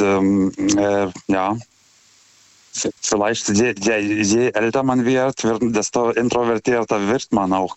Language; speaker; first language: German; non-native, fluent; Lithuanian